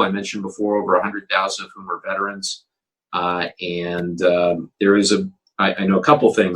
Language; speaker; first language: English; native; English